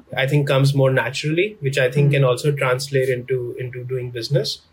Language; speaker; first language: English; non-native, local second language; Hindi